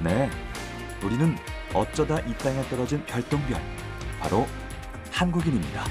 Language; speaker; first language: Korean; native; Korean